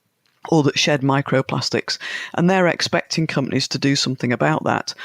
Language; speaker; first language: English; native; English